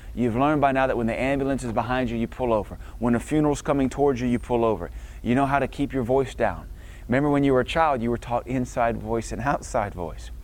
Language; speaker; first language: English; native; English